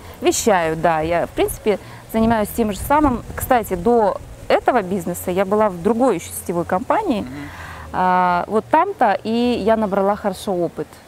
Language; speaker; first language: Russian; non-native, local second language; Kazakh